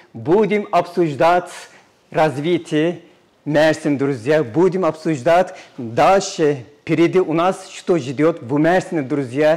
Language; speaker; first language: Russian; non-native, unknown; Turkish